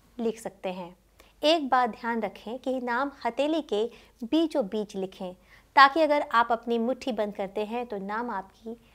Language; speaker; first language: Hindi; native; Hindi